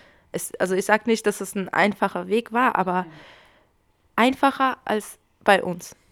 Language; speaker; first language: German; early bilingual, other home language; Kurdish